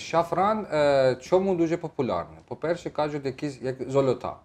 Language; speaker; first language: Ukrainian; non-native, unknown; Persian